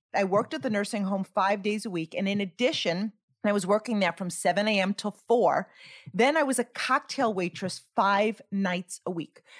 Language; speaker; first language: English; native; English